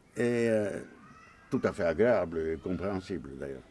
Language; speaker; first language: French; non-native, fluent; Romanian